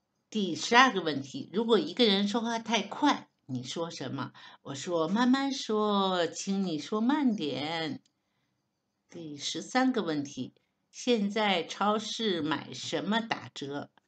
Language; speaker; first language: Chinese; non-native, learner; Hebrew